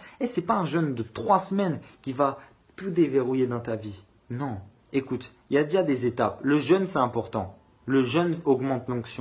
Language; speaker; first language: French; native; French